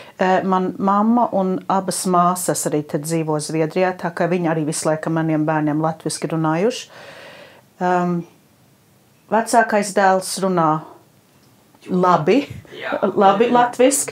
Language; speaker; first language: Latvian; early bilingual, heritage; Latvian